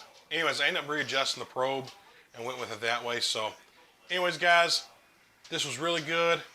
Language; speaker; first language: English; native; English